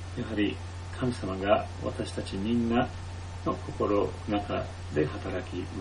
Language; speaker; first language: Japanese; non-native, fluent; English